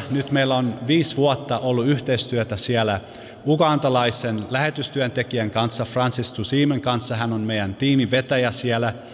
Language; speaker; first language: Finnish; early bilingual, heritage; Finnish